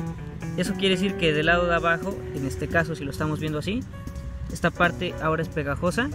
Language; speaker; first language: Spanish; native; Spanish